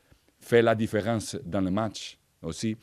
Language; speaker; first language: French; non-native, fluent; Portuguese